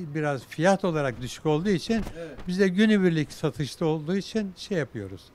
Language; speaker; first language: Turkish; native; Turkish